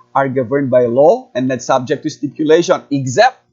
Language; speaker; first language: English; non-native, local second language; Filipino